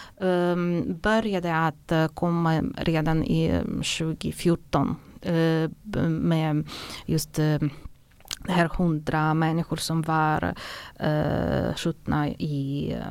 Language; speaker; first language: Swedish; non-native, fluent; Ukrainian